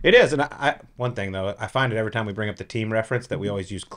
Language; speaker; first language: English; native; English